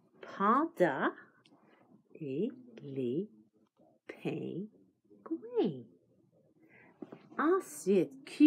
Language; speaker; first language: French; non-native, fluent; English